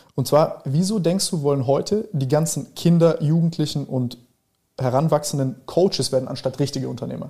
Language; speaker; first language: German; early bilingual, other home language; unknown